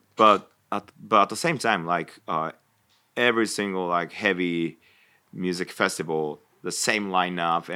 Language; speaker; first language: English; non-native, fluent; Japanese